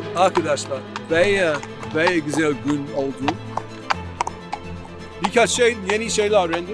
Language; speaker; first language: Turkish; non-native, learner; English